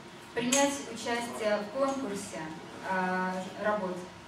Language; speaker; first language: Russian; native; Russian